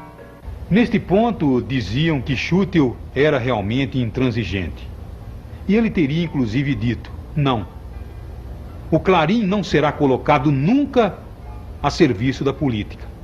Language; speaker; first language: Portuguese; native; Portuguese